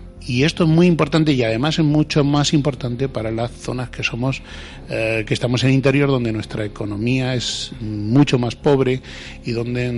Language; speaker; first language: Spanish; native; Spanish